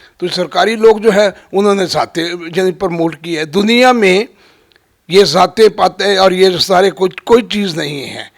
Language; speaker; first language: Urdu; non-native, local second language; Punjabi